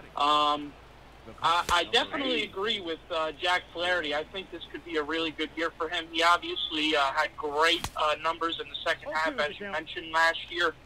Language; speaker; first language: English; native; English